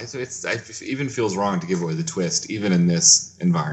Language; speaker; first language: English; native; English